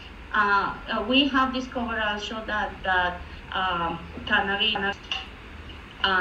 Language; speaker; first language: English; non-native, fluent; Spanish